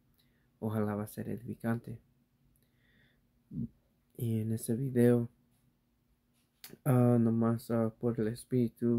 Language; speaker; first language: Spanish; early bilingual, heritage; Spanish